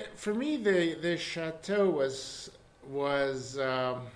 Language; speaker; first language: English; non-native, fluent; Russian